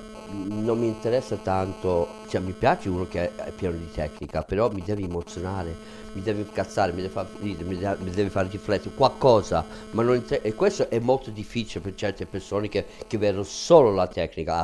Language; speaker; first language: Italian; non-native, fluent; English